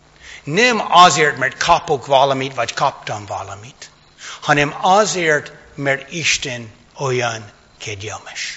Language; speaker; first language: Hungarian; non-native, fluent; English